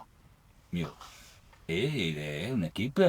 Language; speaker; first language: French; non-native, learner; Italian